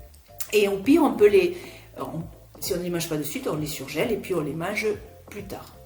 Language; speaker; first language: French; native; French